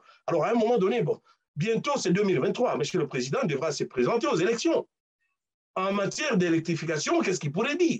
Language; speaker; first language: French; non-native, local second language; Luba-Lulua